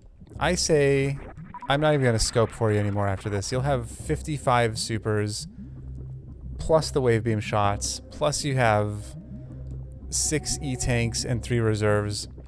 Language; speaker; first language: English; native; English